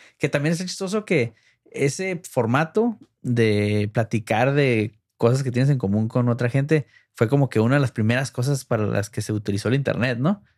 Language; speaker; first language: Spanish; early bilingual, heritage; English